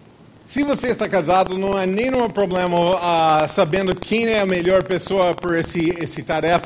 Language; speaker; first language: Portuguese; non-native, fluent; English